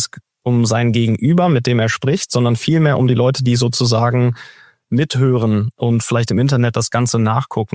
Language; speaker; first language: German; native; German